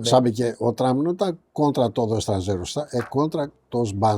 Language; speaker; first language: Portuguese; non-native, fluent; Greek